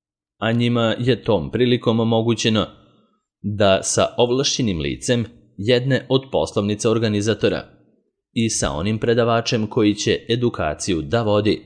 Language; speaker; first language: Serbian; native; Serbian